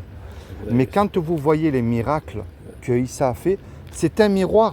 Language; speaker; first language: French; native; French